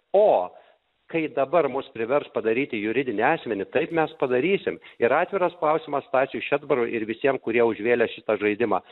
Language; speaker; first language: Lithuanian; native; Lithuanian